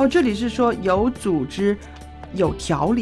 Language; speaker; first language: Chinese; native; Chinese